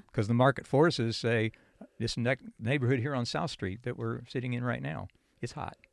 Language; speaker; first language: English; native; English